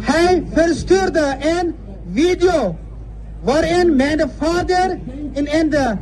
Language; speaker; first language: Dutch; non-native, fluent; Uyghur